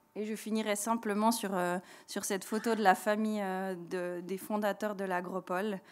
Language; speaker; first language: French; native; French